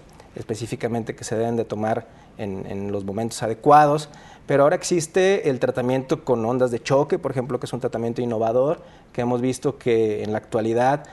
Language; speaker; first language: Spanish; native; Spanish